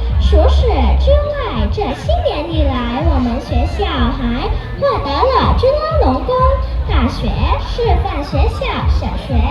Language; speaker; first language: Chinese; non-native, learner; Thai